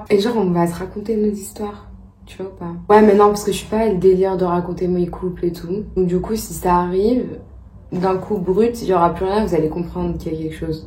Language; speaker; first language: French; native; French